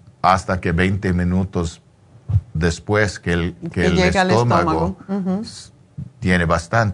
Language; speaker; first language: Spanish; early bilingual, heritage; English